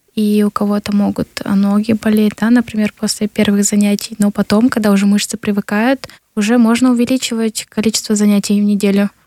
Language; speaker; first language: Russian; native; Russian